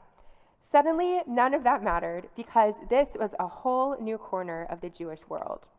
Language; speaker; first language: English; native; English